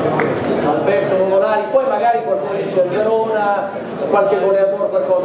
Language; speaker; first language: Italian; native; Italian